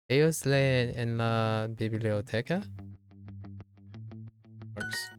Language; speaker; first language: Spanish; non-native, learner; English